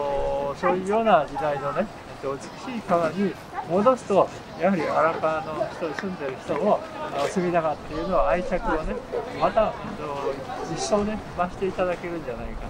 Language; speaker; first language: Japanese; native; Japanese